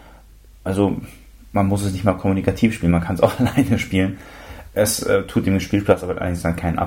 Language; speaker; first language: German; native; German